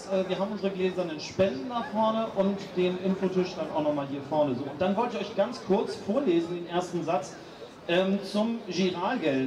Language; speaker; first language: German; native; German